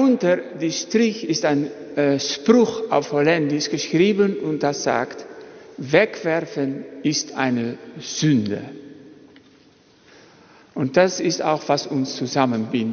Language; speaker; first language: German; non-native, fluent; Dutch